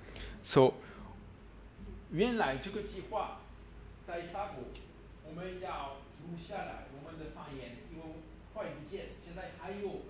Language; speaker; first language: Chinese; non-native, learner; French